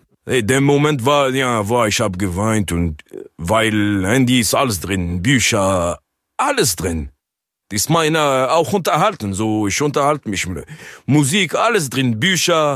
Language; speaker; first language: German; non-native, learner; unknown